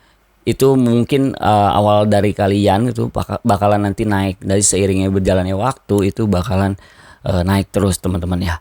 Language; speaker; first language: Indonesian; native; Indonesian